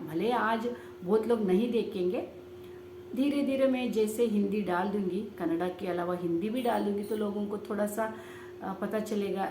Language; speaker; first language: Hindi; non-native, local second language; Kannada